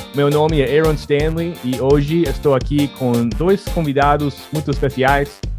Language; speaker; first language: Portuguese; non-native, fluent; English